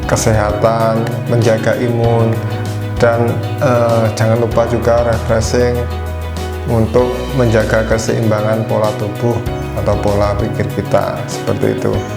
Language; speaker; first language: Indonesian; native; Indonesian